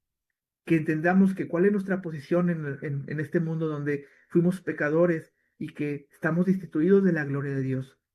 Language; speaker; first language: Spanish; native; Spanish